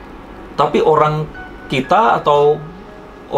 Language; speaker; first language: Indonesian; native; Indonesian